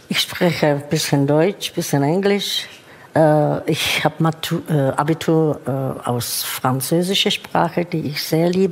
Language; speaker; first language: German; non-native, fluent; Czech